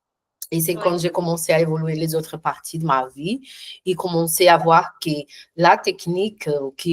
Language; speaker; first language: French; non-native, learner; Portuguese